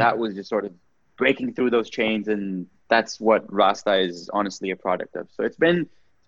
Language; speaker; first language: English; non-native, local second language; Urdu